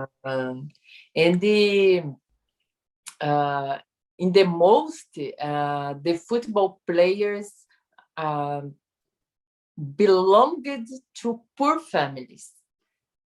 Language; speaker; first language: English; non-native, learner; Portuguese